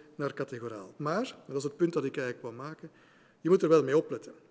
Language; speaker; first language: Dutch; native; Dutch